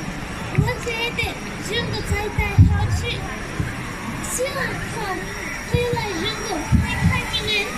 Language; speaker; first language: Chinese; non-native, learner; Russian